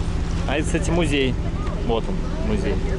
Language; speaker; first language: Russian; native; Russian